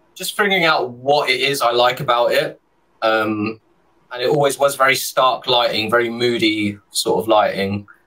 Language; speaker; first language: English; native; English